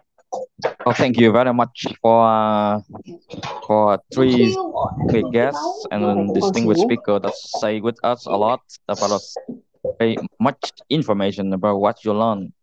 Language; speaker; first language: English; non-native, learner; Vietnamese